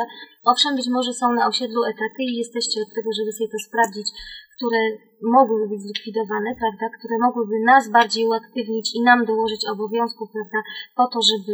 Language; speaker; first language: Polish; native; Polish